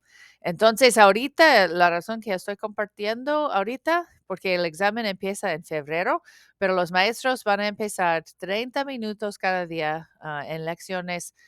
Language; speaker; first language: Spanish; non-native, learner; English